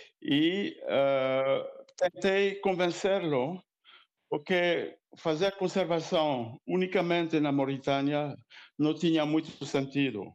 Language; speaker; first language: Portuguese; non-native, fluent; French